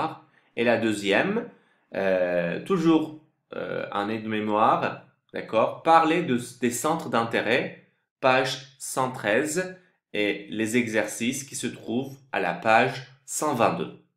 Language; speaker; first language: French; non-native, fluent; Turkish